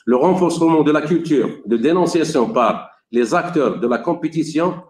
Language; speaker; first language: French; non-native, local second language; Arabic